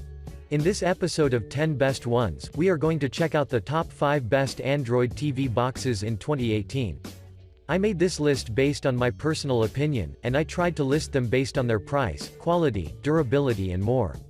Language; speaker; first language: English; non-native, fluent; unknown